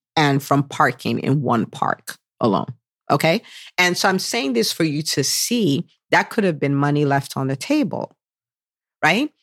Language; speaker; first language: English; non-native, local second language; Yoruba